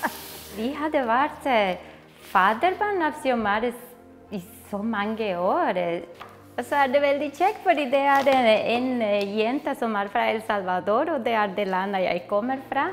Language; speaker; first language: Norwegian; early bilingual, other home language; Spanish